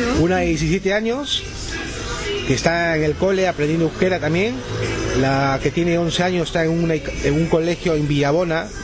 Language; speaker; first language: Spanish; native; Spanish